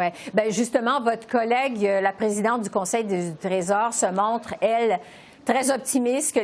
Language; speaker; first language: French; native; French